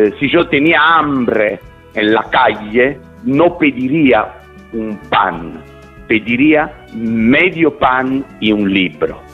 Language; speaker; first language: Spanish; non-native, fluent; Italian